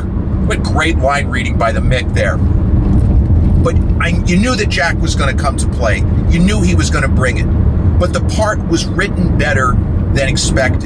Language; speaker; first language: English; native; English